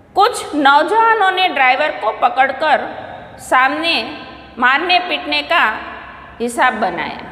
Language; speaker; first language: Hindi; non-native, local second language; Gujarati